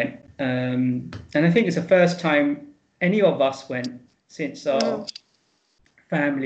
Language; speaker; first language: English; native; English